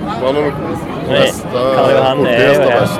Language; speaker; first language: Norwegian; native; Norwegian